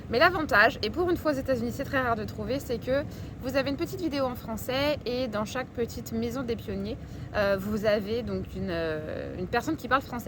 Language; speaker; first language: French; native; French